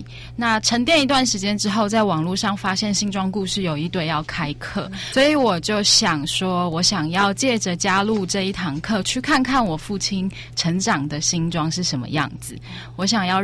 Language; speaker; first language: Chinese; native; Chinese